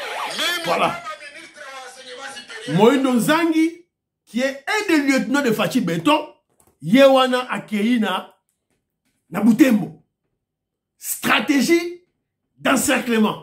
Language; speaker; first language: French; non-native, local second language; Lingala